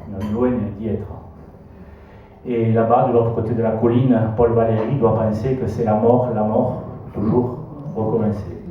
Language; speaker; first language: French; native; French